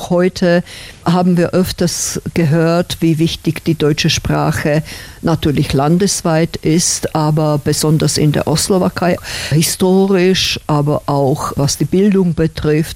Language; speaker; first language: German; non-native, fluent; Slovak